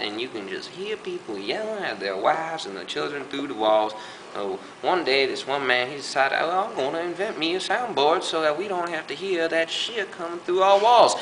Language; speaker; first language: English; native; English